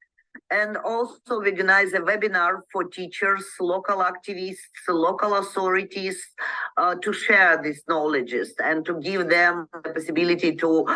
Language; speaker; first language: English; non-native, learner; Ukrainian